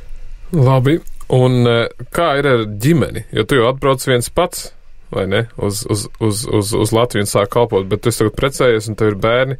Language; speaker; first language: Latvian; native; Latvian